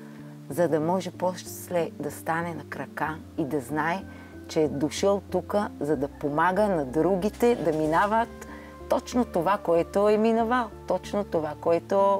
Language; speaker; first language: Bulgarian; non-native, fluent; Hebrew